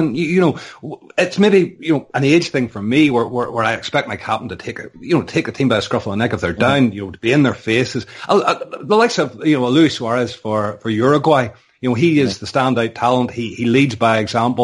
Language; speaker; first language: English; native; English